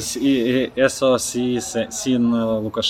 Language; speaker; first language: Spanish; non-native, learner; Russian